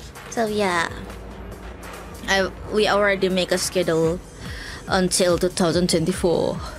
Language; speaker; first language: English; non-native, fluent; Indonesian